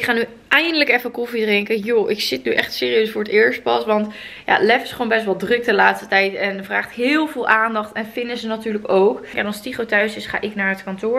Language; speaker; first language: Dutch; native; Dutch